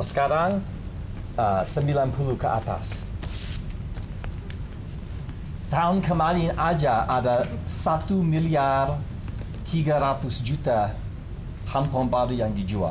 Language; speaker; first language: Indonesian; non-native, fluent; English